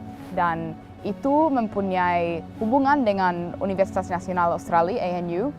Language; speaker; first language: Indonesian; non-native, fluent; English